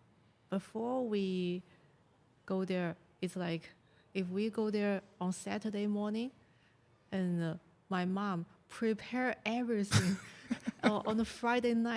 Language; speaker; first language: English; non-native, learner; Chinese